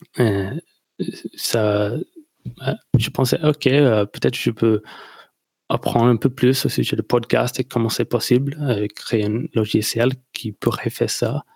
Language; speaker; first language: French; non-native, learner; English